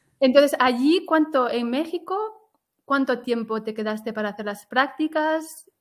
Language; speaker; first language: Spanish; early bilingual, heritage; Galician